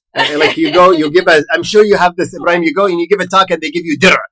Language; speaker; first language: English; non-native, fluent; Arabic